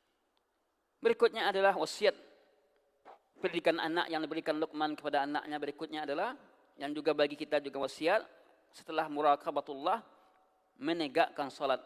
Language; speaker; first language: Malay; non-native, local second language; Minangkabau